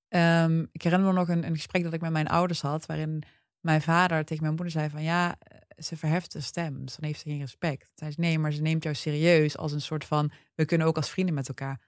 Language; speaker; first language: Dutch; early bilingual, other home language; Turkish